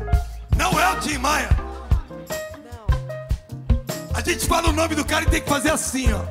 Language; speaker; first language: Portuguese; non-native, fluent; English